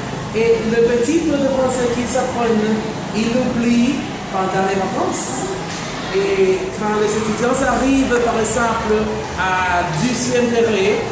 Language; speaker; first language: French; non-native, fluent; Spanish